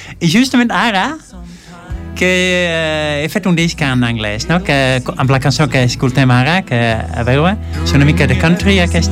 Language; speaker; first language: Catalan; non-native, fluent; Dutch